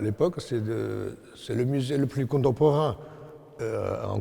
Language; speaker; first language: French; non-native, fluent; Chinese